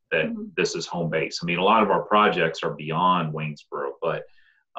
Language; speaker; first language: English; native; English